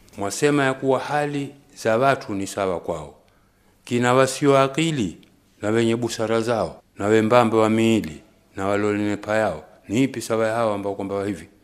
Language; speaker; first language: Swahili; native; Swahili